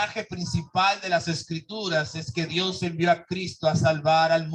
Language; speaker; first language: Spanish; native; Spanish